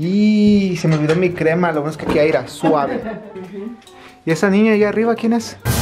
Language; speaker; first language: Spanish; early bilingual, other home language; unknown